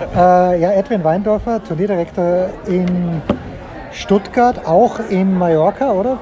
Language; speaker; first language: German; native; German